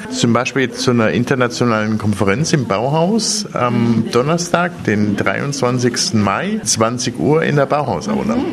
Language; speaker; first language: German; native; German